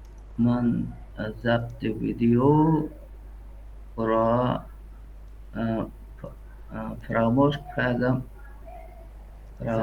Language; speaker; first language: Persian; non-native, learner; Urdu